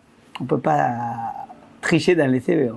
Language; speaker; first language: French; non-native, fluent; Spanish